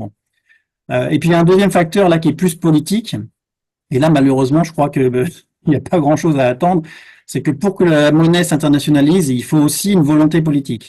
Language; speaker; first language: French; native; French